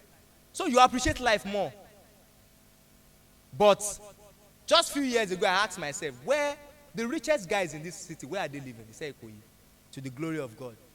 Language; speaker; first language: English; non-native, local second language; Yoruba